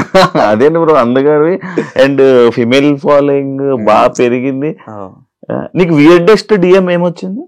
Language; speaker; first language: Telugu; native; Telugu